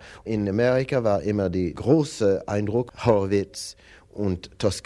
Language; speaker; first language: German; non-native, learner; English